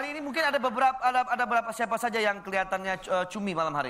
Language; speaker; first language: Indonesian; native; Indonesian